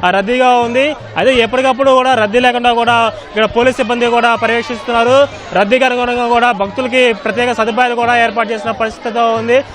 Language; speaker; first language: Telugu; native; Telugu